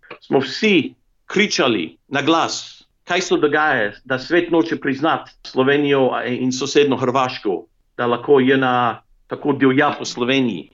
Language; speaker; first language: Slovenian; early bilingual, heritage; Slovenian